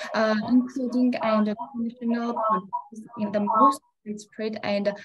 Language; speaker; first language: English; non-native, learner; Georgian